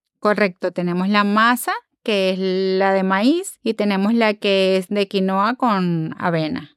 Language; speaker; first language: Spanish; native; Spanish